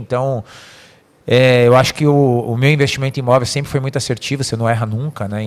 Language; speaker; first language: Portuguese; native; Portuguese